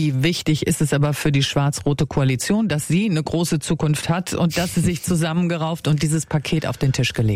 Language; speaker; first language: German; native; German